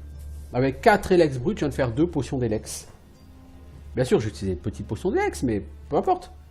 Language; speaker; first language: French; native; French